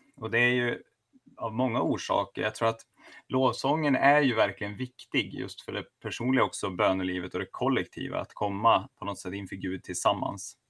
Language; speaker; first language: Swedish; native; Swedish